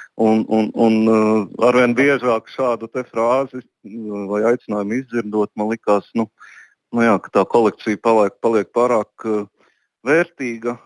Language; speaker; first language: Latvian; native; Latvian